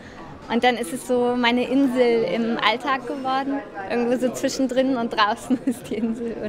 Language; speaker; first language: German; native; German